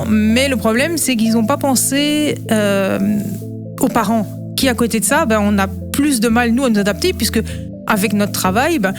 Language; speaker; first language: French; native; French